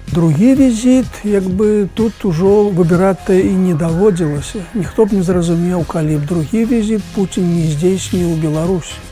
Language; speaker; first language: Belarusian; native; Belarusian